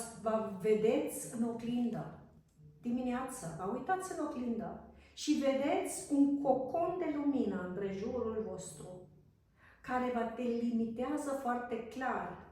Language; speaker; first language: Romanian; non-native, fluent; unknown